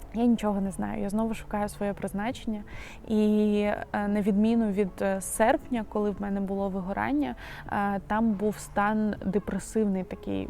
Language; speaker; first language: Ukrainian; non-native, local second language; Russian